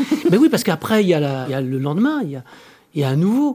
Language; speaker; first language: French; native; French